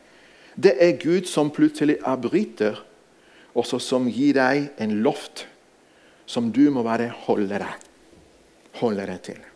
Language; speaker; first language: Norwegian; non-native, fluent; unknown